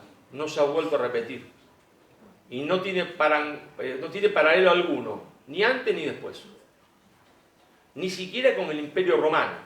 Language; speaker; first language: Spanish; native; Spanish